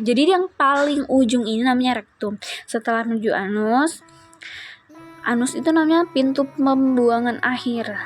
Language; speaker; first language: Indonesian; native; Indonesian